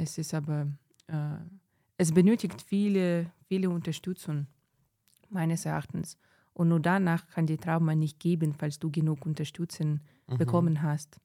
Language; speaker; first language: German; non-native, fluent; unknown